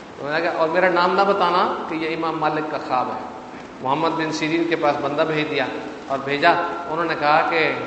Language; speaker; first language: Urdu; native; Urdu